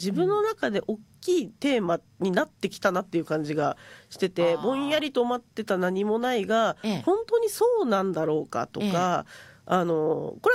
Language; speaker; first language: Japanese; native; Japanese